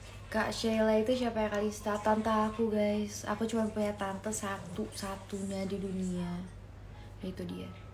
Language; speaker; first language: Indonesian; early bilingual, heritage; Indonesian